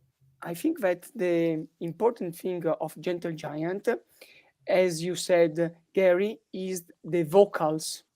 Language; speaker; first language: English; non-native, learner; Italian